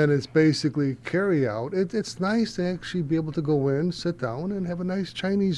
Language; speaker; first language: English; native; English